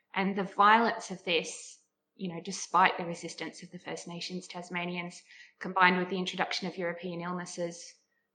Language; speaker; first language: English; native; English